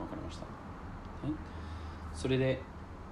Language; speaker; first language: Japanese; non-native, learner; English